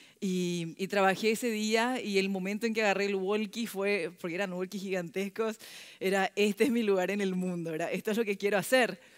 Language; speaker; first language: Spanish; early bilingual, other home language; Korean